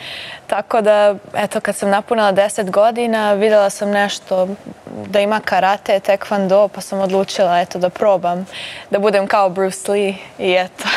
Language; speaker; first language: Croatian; early bilingual, heritage; Serbian